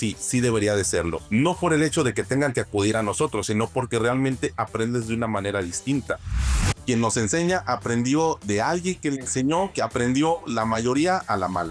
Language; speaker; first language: Spanish; native; Spanish